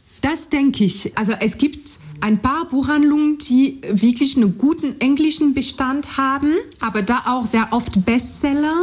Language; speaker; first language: German; non-native, fluent; French